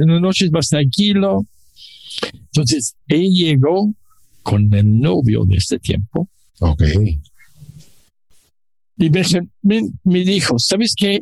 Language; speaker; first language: Spanish; non-native, learner; English